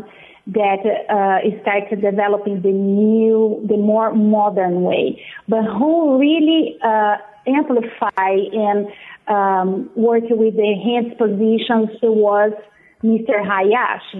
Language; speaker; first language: English; non-native, fluent; Portuguese